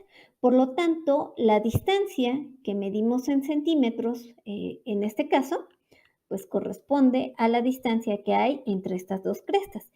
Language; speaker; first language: Spanish; native; Spanish